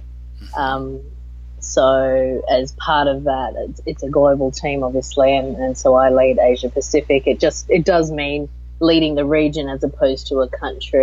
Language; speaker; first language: English; native; English